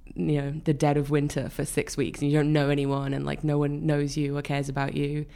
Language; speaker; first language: English; native; English